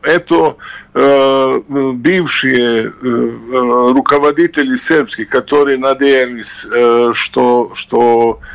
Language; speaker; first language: Russian; non-native, fluent; Serbian